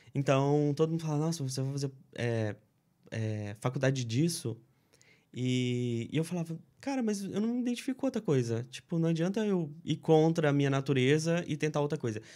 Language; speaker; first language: Portuguese; native; Portuguese